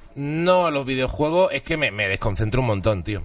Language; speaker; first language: Spanish; native; Spanish